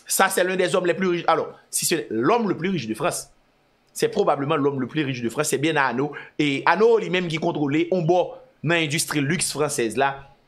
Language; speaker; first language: French; non-native, local second language; Haitian Creole